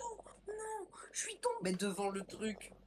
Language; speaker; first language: French; native; French